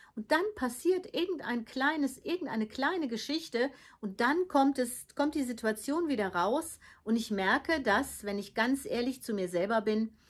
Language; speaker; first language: German; early bilingual, heritage; Dutch